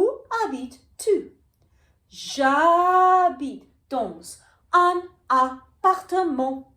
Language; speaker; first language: French; non-native, fluent; English